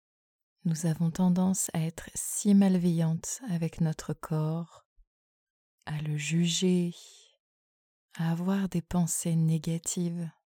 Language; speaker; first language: French; native; French